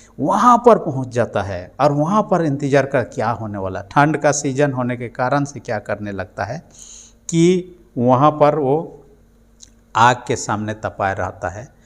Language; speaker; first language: Hindi; native; Hindi